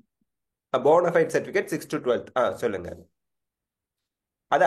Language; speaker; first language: Tamil; native; Tamil